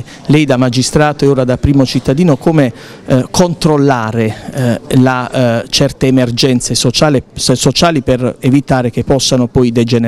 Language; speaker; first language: Italian; native; Italian